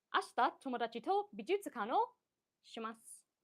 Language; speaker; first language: Japanese; non-native, learner; English